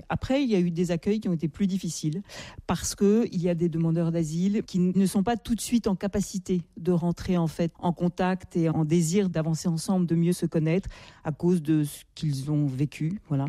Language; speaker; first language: French; native; French